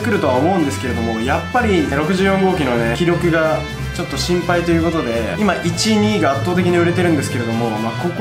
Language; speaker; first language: Japanese; native; Japanese